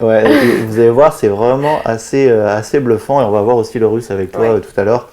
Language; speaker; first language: French; native; French